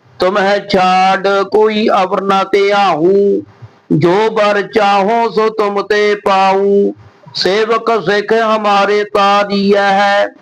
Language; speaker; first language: Hindi; non-native, local second language; Punjabi